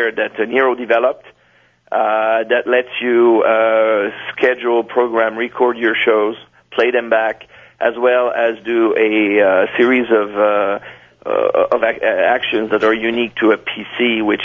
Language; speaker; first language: English; non-native, fluent; French